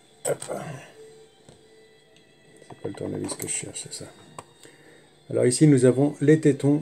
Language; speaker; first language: French; native; French